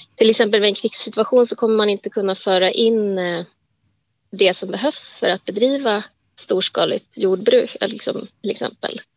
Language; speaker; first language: Swedish; native; Swedish